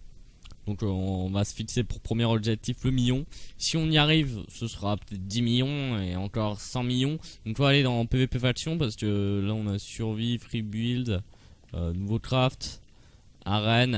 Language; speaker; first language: French; native; French